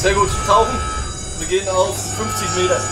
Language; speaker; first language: German; native; German